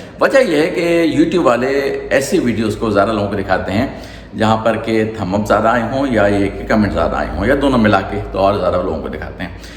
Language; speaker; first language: Urdu; native; Urdu